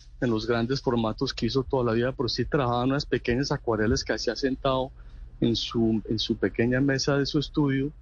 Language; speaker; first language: Spanish; native; Spanish